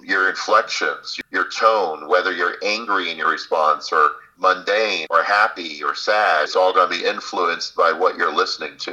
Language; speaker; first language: English; native; English